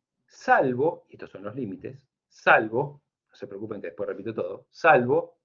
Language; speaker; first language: Spanish; native; Spanish